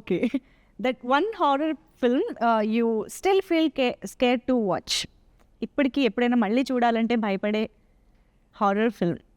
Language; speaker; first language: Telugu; native; Telugu